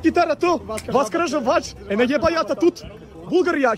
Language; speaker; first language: Croatian; native; Croatian